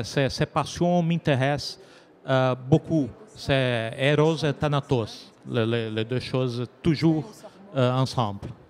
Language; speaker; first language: French; non-native, learner; Portuguese